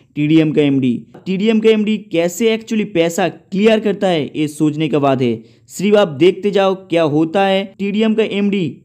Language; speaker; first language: Hindi; non-native, local second language; Bangla